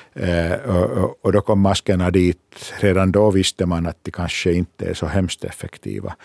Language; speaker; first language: Swedish; non-native, local second language; Finnish